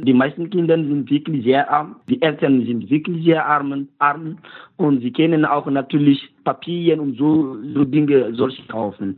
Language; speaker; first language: German; non-native, learner; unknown